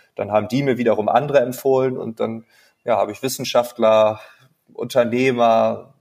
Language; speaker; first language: German; native; German